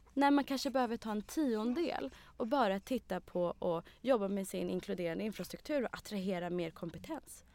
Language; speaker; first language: Swedish; early bilingual, other home language; Arabic